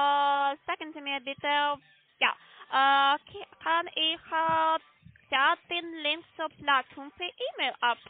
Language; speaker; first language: German; non-native, learner; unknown